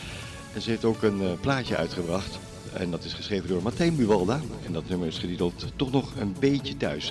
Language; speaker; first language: Dutch; native; Dutch